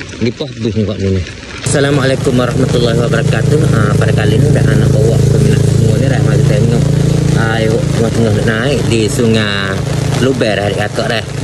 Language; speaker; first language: Malay; native; Malay